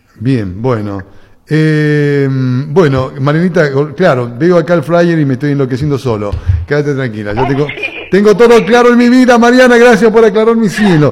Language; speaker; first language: Spanish; native; Spanish